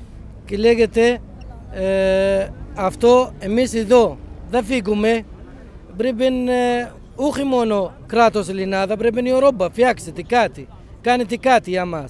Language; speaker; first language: Greek; non-native, learner; Arabic